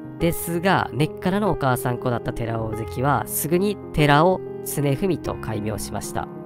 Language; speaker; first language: Japanese; native; Japanese